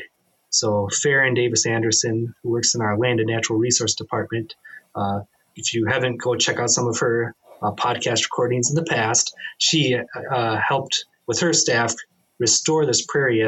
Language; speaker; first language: English; native; English